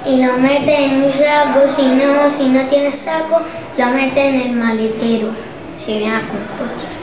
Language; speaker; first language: Spanish; early bilingual, other home language; Arabic